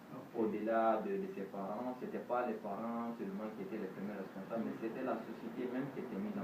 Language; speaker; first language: French; non-native, local second language; Bambara